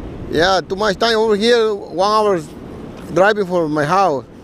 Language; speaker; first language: English; non-native, learner; Spanish